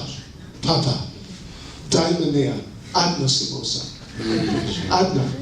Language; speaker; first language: Russian; non-native, learner; English